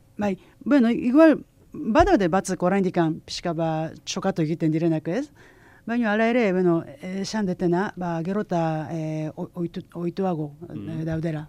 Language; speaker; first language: Basque; non-native, fluent; Japanese